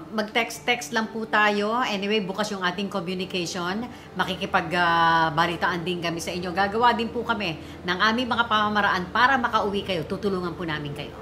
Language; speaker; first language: Filipino; native; Filipino